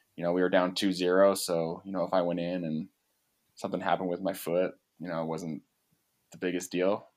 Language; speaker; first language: English; native; English